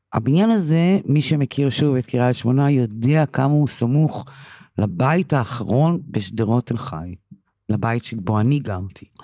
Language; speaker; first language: Hebrew; early bilingual, other home language; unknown